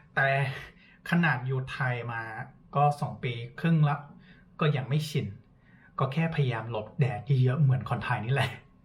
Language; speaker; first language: Thai; non-native, fluent; English